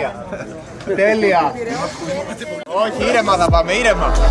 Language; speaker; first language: Greek; native; Greek